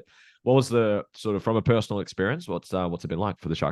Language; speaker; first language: English; native; English